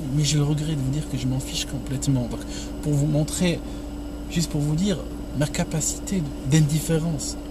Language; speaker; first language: French; non-native, local second language; Arabic